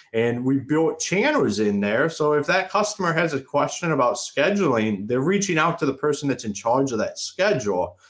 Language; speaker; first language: English; native; English